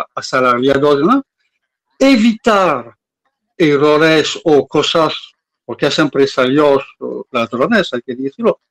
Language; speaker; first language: Spanish; non-native, fluent; Arabic